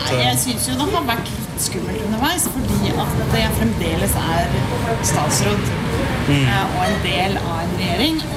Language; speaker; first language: Norwegian; native; Norwegian